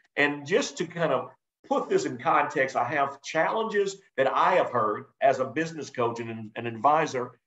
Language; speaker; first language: English; native; English